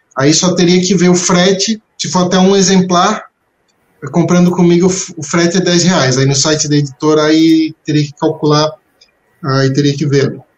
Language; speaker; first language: Portuguese; native; Portuguese